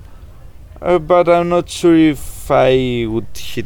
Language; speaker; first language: English; non-native, fluent; Greek